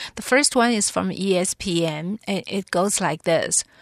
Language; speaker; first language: English; non-native, fluent; Chinese